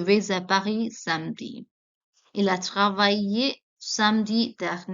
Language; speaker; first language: French; non-native, fluent; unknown